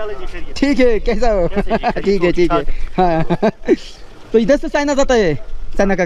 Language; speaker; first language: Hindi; non-native, learner; Bangla